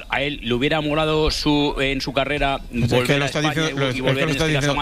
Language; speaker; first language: Spanish; native; Spanish